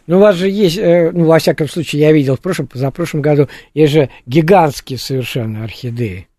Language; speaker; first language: Russian; native; Russian